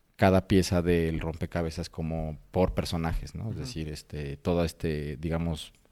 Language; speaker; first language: Spanish; native; Spanish